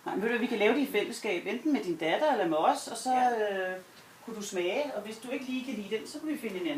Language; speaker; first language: Danish; native; Danish